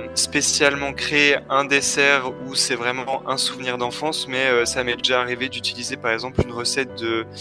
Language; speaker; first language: French; native; French